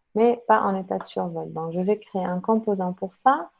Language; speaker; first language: French; non-native, local second language; Arabic